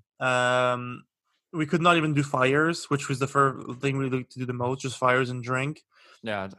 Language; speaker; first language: English; non-native, local second language; French